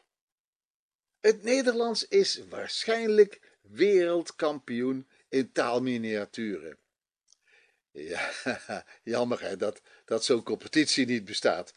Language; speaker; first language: Dutch; native; Dutch